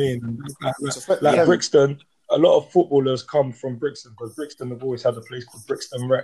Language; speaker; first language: English; native; English